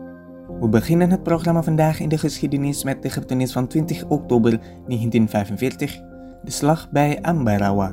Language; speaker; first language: Dutch; non-native, fluent; Indonesian